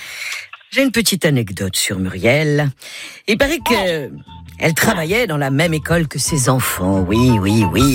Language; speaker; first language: French; native; French